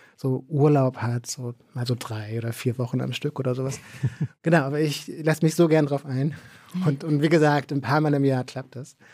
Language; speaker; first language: German; native; German